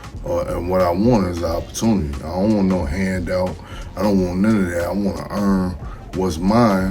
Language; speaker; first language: English; native; English